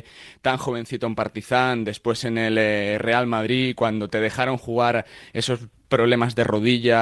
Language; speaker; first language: Spanish; native; Spanish